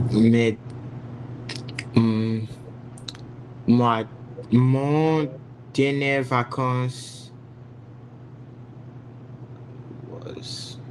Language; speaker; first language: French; non-native, learner; English